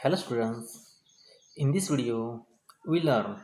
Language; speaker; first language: English; non-native, local second language; Marathi